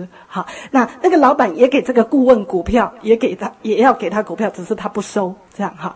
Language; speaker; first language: Chinese; native; Chinese